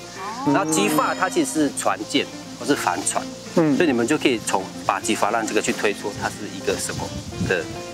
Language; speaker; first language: Chinese; native; Chinese